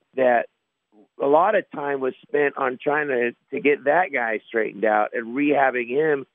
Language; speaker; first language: English; native; English